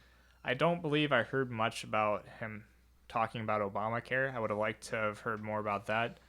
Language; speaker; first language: English; native; English